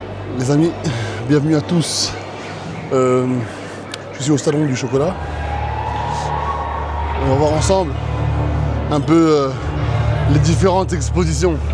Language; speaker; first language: French; native; French